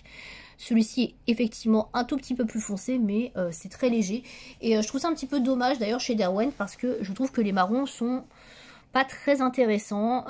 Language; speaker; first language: French; native; French